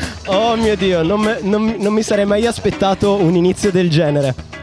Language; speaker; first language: Italian; native; Italian